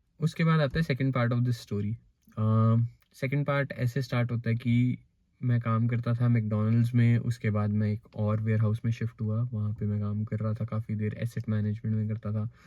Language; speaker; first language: Hindi; native; Hindi